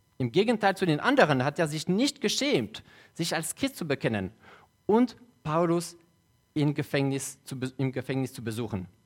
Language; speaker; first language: German; non-native, local second language; French